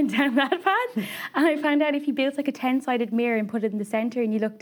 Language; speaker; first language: English; native; English